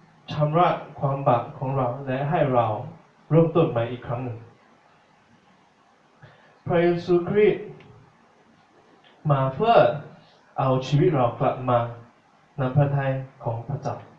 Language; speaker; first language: Thai; non-native, fluent; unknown